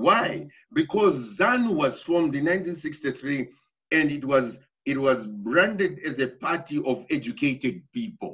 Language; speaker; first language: English; non-native, local second language; Shona